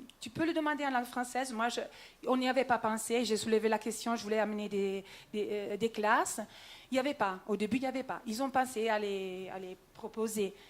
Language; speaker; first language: French; non-native, local second language; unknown